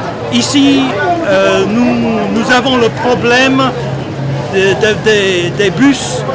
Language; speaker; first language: French; non-native, fluent; English